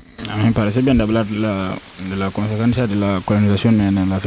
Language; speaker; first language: Spanish; non-native, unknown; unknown